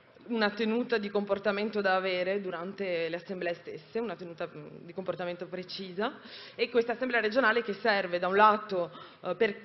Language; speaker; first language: Italian; native; Italian